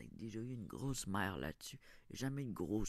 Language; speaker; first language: French; native; French